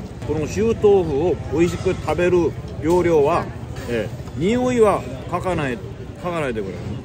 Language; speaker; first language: Japanese; non-native, fluent; Korean